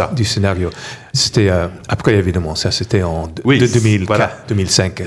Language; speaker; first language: French; non-native, fluent; English